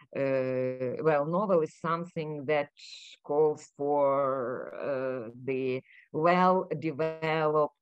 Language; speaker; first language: English; non-native, fluent; Ukrainian